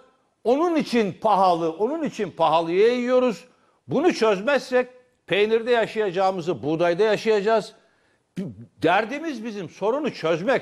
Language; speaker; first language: Turkish; native; Turkish